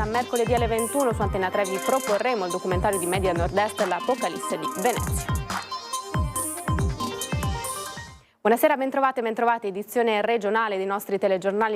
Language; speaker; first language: Italian; native; Italian